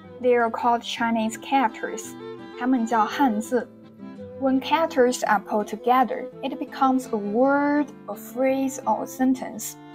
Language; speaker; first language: English; non-native, fluent; Chinese